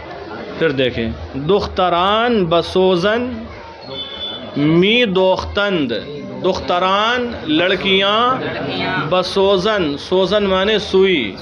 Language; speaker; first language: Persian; non-native, fluent; Urdu